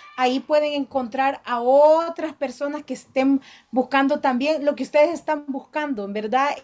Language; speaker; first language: Spanish; native; Spanish